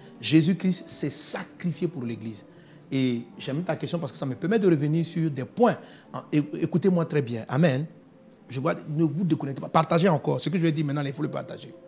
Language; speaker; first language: French; non-native, local second language; Dyula